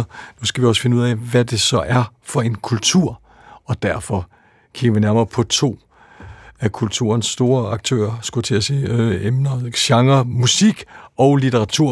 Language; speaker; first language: Danish; native; Danish